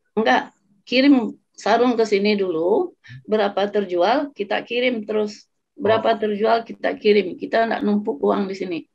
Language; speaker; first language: Indonesian; non-native, local second language; Minangkabau